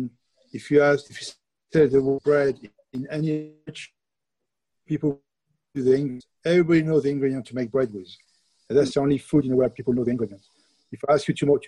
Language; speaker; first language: English; non-native, fluent; French